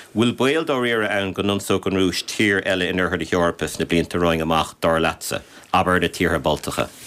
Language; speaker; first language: Irish; native; Irish